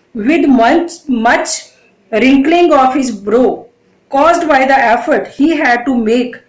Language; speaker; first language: English; non-native, local second language; Punjabi